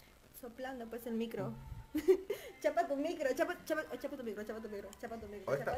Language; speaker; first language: Spanish; native; Spanish